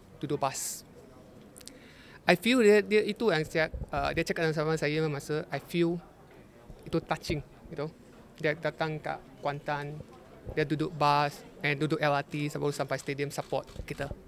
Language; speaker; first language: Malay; non-native, local second language; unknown